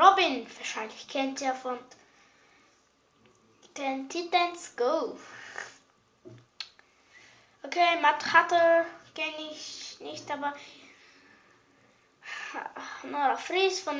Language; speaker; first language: German; non-native, learner; Bulgarian